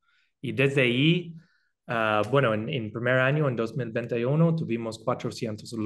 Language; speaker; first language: Spanish; non-native, fluent; English